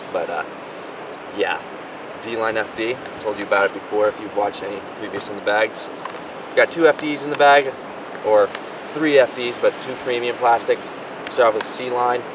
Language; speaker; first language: English; native; English